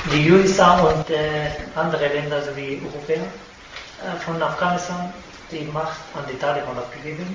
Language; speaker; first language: German; non-native, learner; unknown